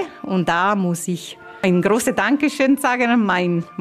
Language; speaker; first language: German; non-native, fluent; Italian